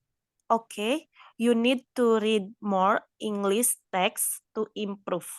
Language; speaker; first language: English; non-native, learner; Indonesian